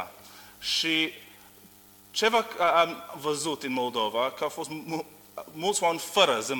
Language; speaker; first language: Romanian; non-native, learner; English